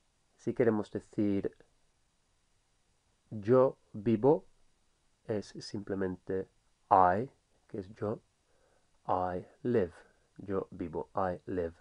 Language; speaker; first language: Spanish; non-native, fluent; English